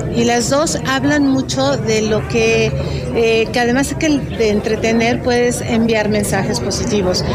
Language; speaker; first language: Spanish; native; Spanish